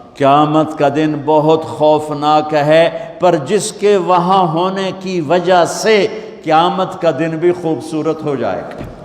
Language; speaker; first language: Urdu; non-native, local second language; Punjabi